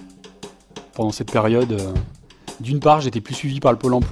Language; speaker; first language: French; native; French